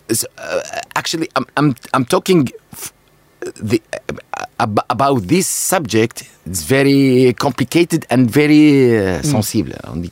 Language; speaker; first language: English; non-native, learner; Arabic